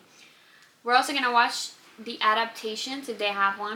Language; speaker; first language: English; non-native, fluent; Spanish